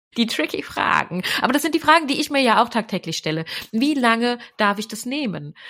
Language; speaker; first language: German; native; German